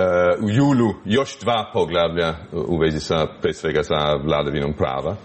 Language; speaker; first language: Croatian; non-native, fluent; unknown